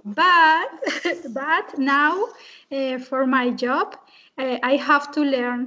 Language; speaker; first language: English; non-native, fluent; Spanish